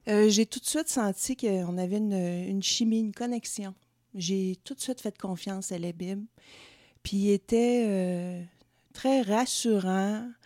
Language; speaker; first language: French; native; French